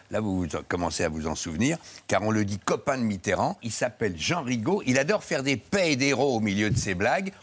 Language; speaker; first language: French; native; French